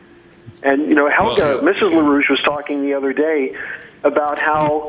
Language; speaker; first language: English; native; English